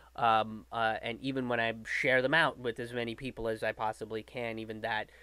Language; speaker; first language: English; native; English